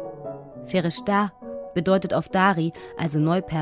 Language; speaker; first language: German; native; German